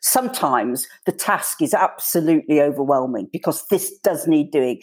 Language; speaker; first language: English; native; English